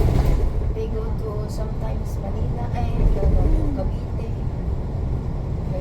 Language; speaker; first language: English; non-native, learner; Filipino